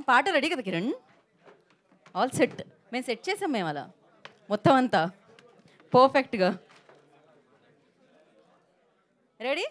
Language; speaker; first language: Telugu; native; Telugu